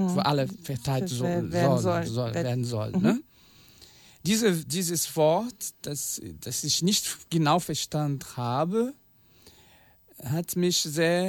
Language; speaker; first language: German; non-native, learner; Portuguese